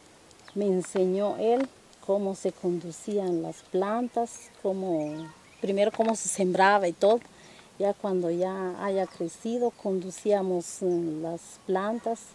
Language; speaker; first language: Spanish; non-native, local second language; Kaqchikel